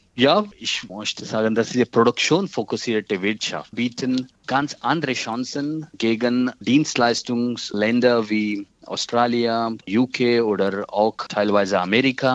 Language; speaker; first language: German; non-native, fluent; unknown